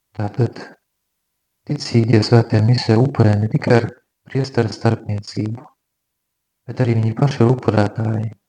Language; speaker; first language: Latvian; native; Latvian